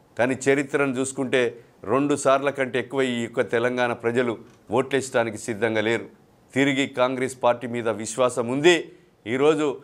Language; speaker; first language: Telugu; native; Telugu